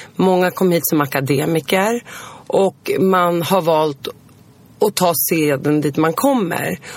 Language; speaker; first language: Swedish; early bilingual, other home language; Arabic